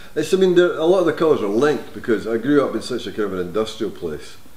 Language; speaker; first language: English; native; English